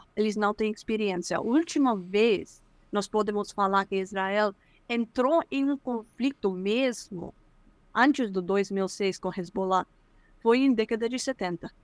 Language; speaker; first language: Portuguese; non-native, fluent; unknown